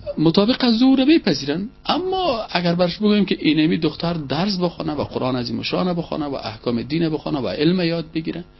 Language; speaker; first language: Persian; native; Persian